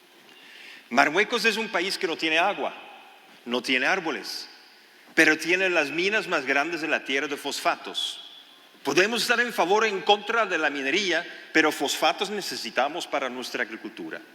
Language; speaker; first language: Spanish; non-native, fluent; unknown